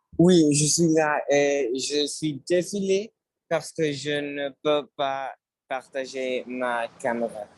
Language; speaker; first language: French; non-native, learner; Spanish